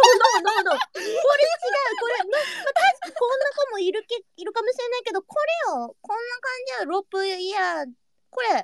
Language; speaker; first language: Japanese; native; Japanese